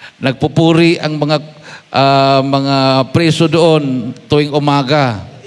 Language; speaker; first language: Filipino; non-native, local second language; Cebuano